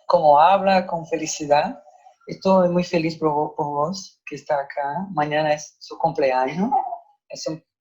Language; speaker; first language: Spanish; non-native, fluent; Portuguese